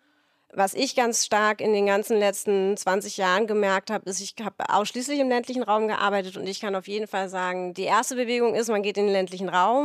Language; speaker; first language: German; native; German